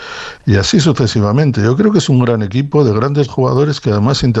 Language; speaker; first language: Spanish; native; Spanish